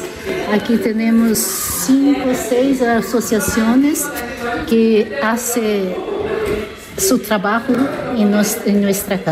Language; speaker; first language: Spanish; non-native, learner; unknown